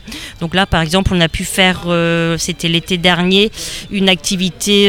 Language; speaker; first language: French; native; French